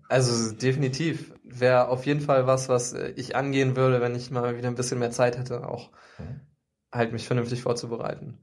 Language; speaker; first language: German; native; German